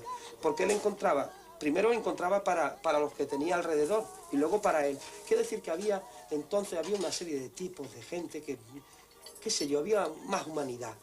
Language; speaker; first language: Spanish; native; Spanish